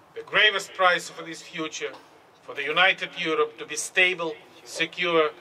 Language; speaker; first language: English; non-native, learner; Ukrainian